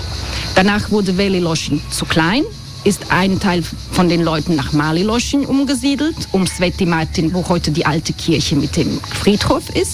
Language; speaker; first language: German; non-native, fluent; Croatian